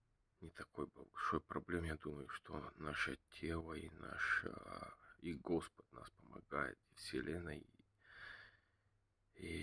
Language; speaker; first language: Russian; non-native, learner; Bulgarian